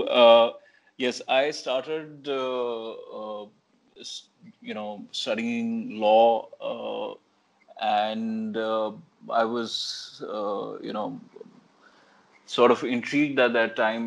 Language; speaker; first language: English; non-native, local second language; Urdu